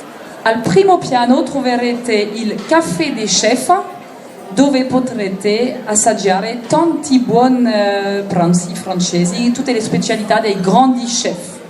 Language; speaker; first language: Italian; non-native, learner; French